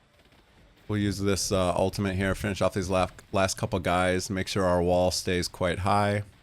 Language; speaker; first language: English; native; English